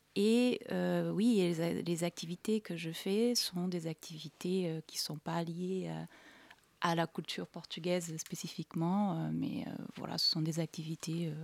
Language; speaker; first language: French; non-native, fluent; Portuguese